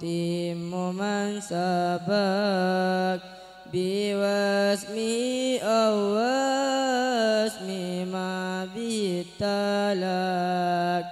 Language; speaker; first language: Arabic; non-native, learner; Madurese